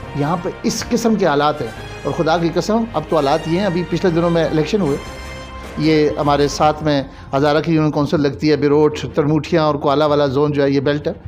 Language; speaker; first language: Urdu; non-native, local second language; Pahari-Potwari